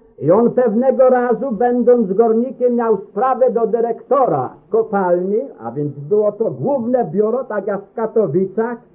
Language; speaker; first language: Polish; native; Polish